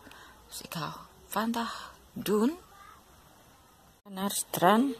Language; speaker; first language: Dutch; non-native, learner; Indonesian